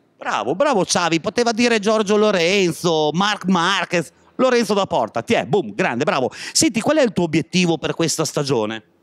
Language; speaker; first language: Italian; native; Italian